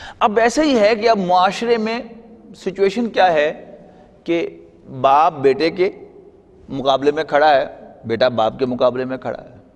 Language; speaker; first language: Urdu; non-native, local second language; Punjabi